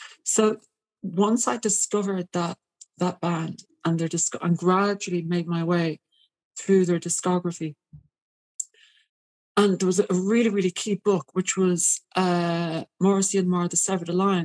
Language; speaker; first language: English; native; English